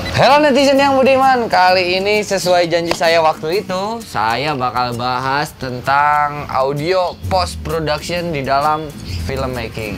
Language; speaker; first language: Indonesian; native; Indonesian